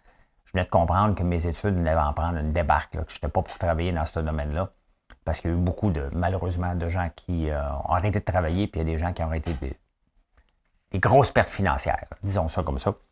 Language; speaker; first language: French; native; French